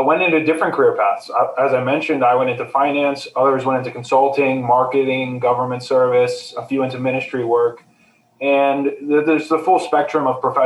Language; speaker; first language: English; native; English